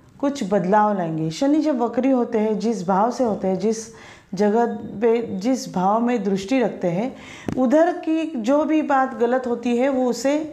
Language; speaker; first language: Hindi; non-native, local second language; Marathi